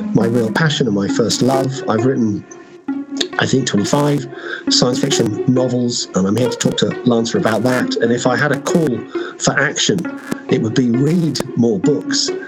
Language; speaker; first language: English; native; English